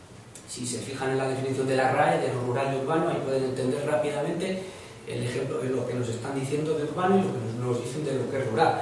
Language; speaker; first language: Spanish; native; Spanish